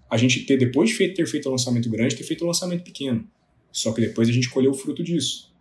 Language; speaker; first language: Portuguese; native; Portuguese